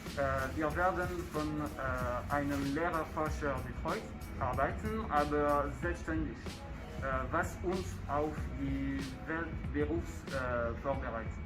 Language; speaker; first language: German; non-native, fluent; French